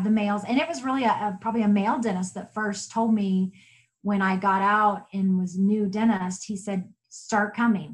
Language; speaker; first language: English; native; English